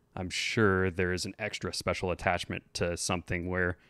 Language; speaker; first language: English; native; English